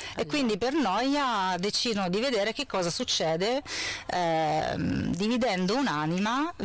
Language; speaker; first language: Italian; native; Italian